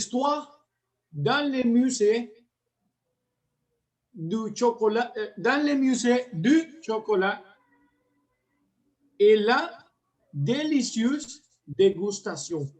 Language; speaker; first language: French; non-native, learner; Spanish